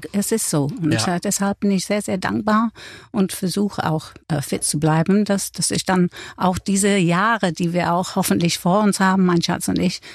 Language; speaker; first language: German; non-native, fluent; English